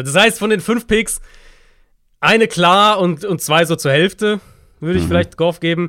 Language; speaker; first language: German; native; German